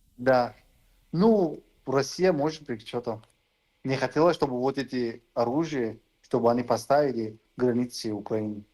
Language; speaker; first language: Russian; non-native, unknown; Turkish